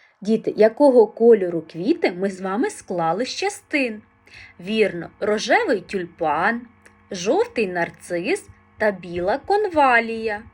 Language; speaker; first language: Ukrainian; native; Ukrainian